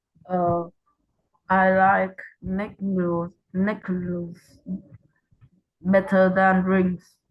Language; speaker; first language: English; non-native, learner; Vietnamese